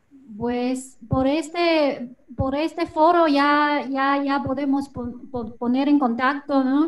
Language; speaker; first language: Spanish; non-native, fluent; Chinese